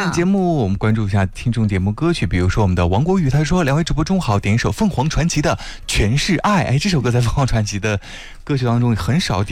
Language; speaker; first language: Chinese; native; Chinese